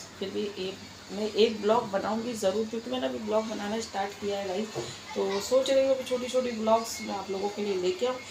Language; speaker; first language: Hindi; non-native, local second language; Bangla